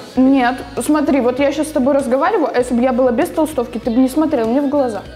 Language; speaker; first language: Russian; native; Russian